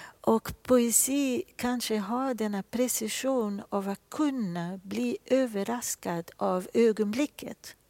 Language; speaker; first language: Swedish; non-native, fluent; Portuguese